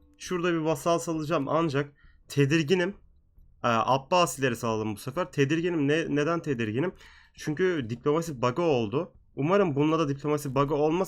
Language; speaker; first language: Turkish; native; Turkish